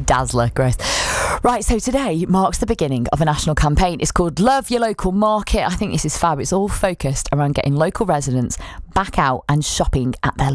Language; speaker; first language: English; native; English